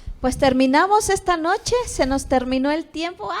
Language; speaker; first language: Spanish; native; Spanish